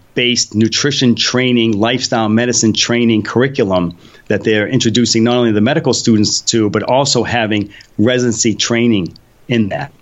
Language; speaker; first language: English; early bilingual, other home language; Polish